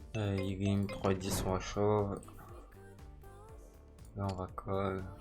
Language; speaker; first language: French; native; French